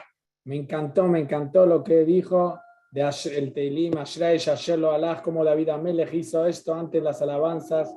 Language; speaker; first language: Spanish; native; Spanish